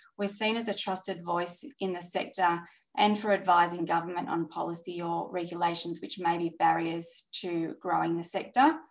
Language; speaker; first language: English; native; English